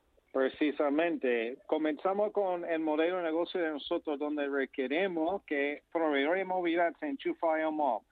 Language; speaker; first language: Spanish; non-native, fluent; English